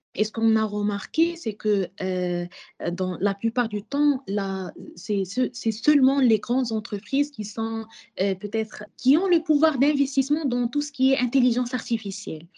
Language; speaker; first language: French; non-native, local second language; Arabic